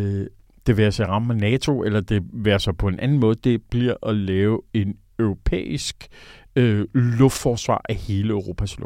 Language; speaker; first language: Danish; native; Danish